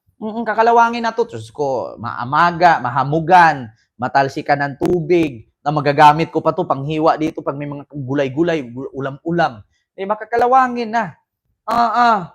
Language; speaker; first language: Filipino; native; Filipino